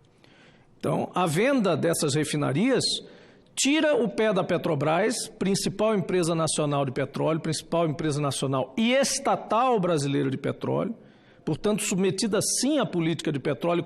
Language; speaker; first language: Portuguese; native; Portuguese